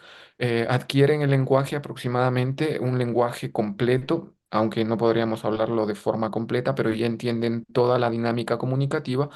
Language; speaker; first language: Spanish; native; Spanish